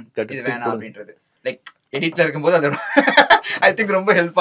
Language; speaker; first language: Tamil; native; Tamil